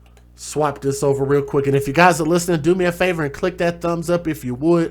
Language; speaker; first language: English; native; English